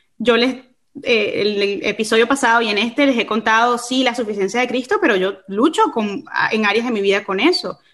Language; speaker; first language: Spanish; native; Spanish